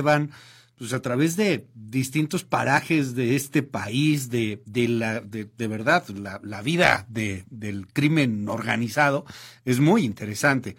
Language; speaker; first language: Spanish; native; Spanish